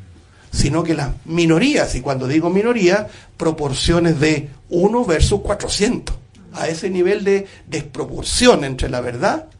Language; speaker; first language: Spanish; native; Spanish